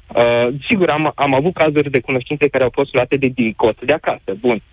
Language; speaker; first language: Romanian; native; Romanian